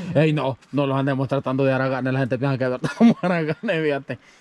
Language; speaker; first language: Spanish; native; Spanish